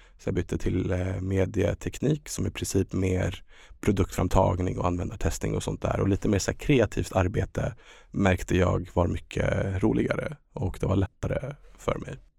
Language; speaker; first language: Swedish; early bilingual, other home language; Estonian